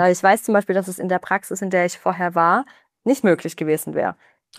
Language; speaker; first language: German; native; German